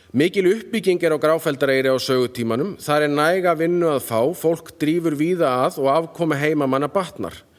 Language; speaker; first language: Icelandic; native; Icelandic